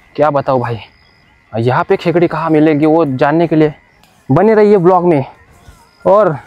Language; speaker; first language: Hindi; non-native, local second language; Marathi